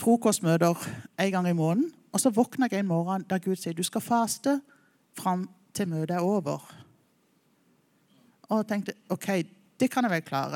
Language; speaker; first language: Norwegian; native; Norwegian